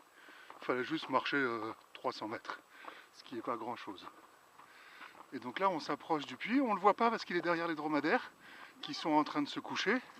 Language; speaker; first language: French; native; French